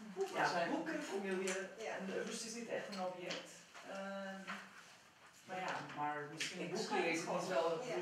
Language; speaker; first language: Dutch; non-native, learner; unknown